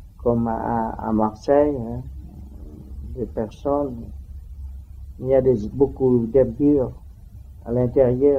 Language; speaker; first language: French; non-native, learner; Vietnamese